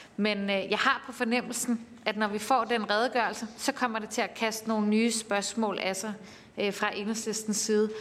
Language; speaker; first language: Danish; native; Danish